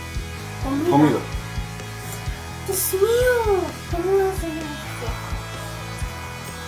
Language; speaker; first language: Spanish; early bilingual, heritage; English